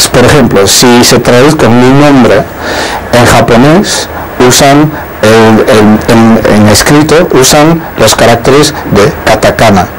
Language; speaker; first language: Spanish; non-native, fluent; Dutch